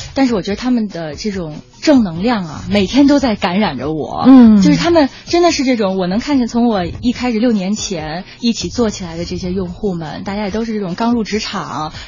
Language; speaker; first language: Chinese; native; Chinese